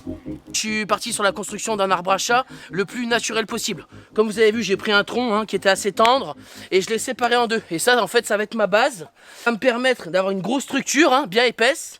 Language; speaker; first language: French; native; French